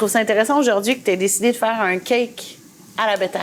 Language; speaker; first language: French; native; French